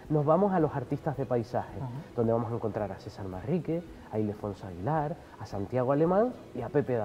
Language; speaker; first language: Spanish; native; Spanish